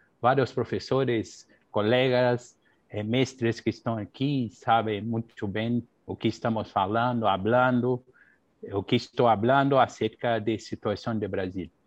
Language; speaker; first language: Portuguese; non-native, fluent; Spanish